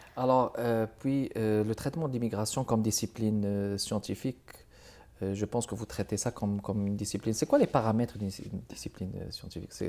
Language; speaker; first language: French; non-native, local second language; Arabic